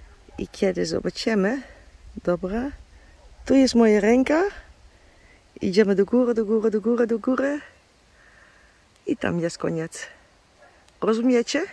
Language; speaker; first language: Polish; non-native, learner; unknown